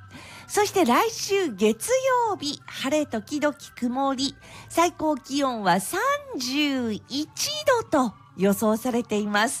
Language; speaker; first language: Japanese; native; Japanese